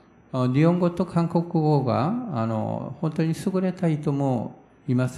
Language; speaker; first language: Japanese; non-native, fluent; Korean